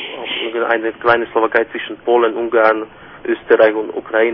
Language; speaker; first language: German; non-native, fluent; Slovak